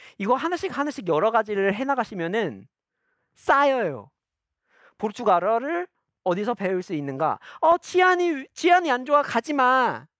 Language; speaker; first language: Korean; non-native, fluent; English